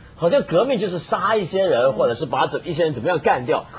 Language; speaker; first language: Chinese; non-native, local second language; Cantonese